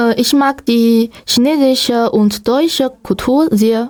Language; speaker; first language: German; non-native, learner; Chinese